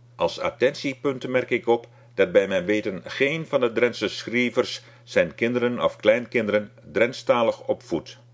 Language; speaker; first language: Dutch; non-native, local second language; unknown